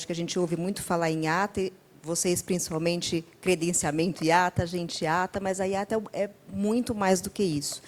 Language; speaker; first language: Portuguese; native; Portuguese